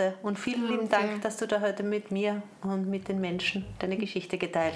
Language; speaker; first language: German; native; German